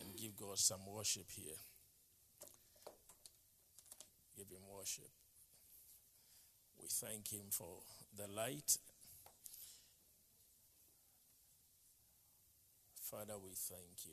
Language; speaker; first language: English; non-native, local second language; Akan